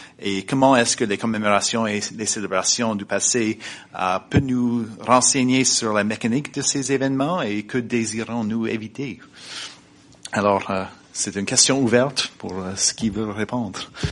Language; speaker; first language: French; non-native, fluent; English